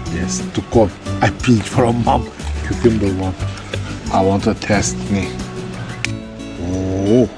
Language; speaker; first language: English; non-native, learner; Turkish